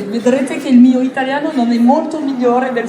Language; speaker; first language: Italian; non-native, learner; French